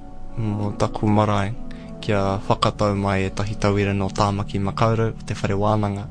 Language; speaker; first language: Māori; non-native, local second language; English